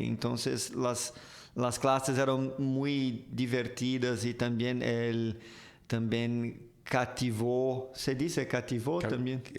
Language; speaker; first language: Spanish; non-native, fluent; Portuguese